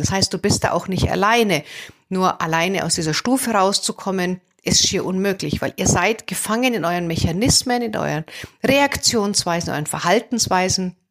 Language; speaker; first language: German; native; German